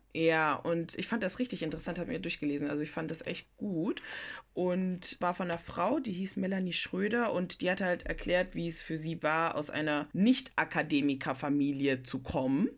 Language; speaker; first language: German; early bilingual, other home language; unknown